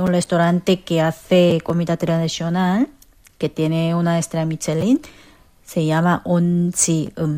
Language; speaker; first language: Spanish; non-native, fluent; Korean